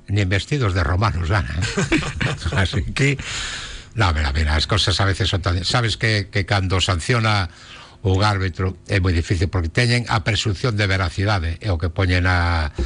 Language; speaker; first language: Galician; non-native, local second language; Spanish